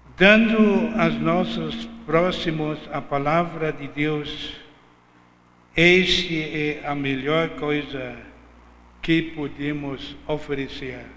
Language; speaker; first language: Portuguese; non-native, fluent; German